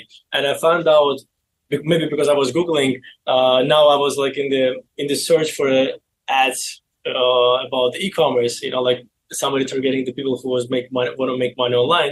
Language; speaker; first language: English; non-native, fluent; Azerbaijani